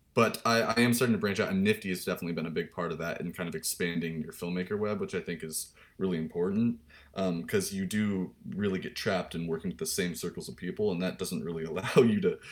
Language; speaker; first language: English; native; English